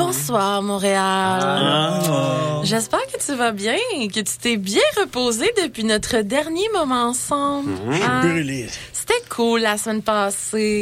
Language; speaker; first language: French; native; French